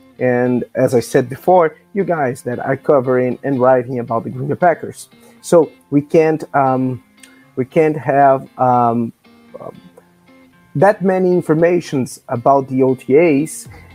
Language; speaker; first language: English; non-native, fluent; Portuguese